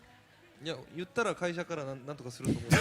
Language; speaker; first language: Japanese; non-native, fluent; Korean